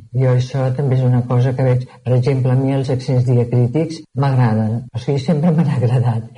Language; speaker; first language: Catalan; native; Catalan